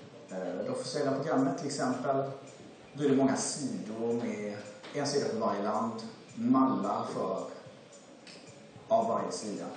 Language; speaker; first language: Swedish; native; Swedish